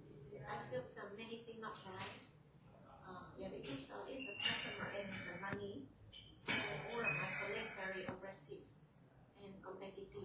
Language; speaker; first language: English; non-native, learner; Vietnamese